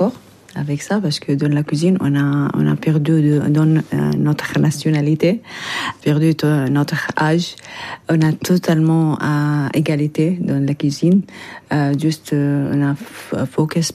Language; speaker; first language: French; non-native, learner; Arabic